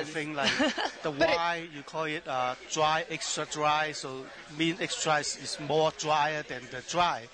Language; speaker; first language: English; non-native, learner; Chinese